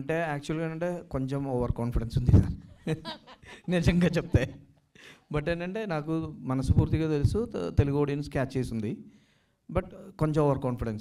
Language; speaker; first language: Telugu; non-native, learner; Malayalam